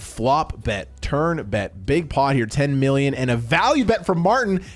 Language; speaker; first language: English; native; English